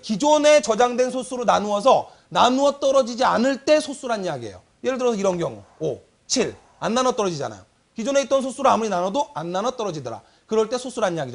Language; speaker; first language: Korean; native; Korean